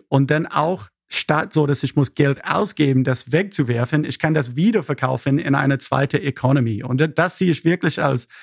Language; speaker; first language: German; non-native, fluent; English